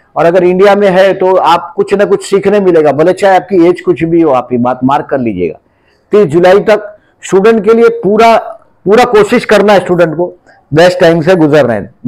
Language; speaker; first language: Hindi; native; Hindi